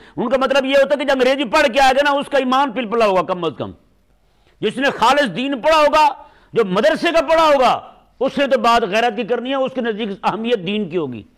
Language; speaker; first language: Urdu; non-native, local second language; Punjabi